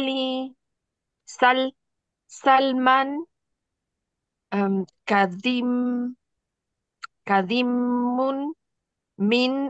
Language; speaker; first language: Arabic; non-native, learner; Spanish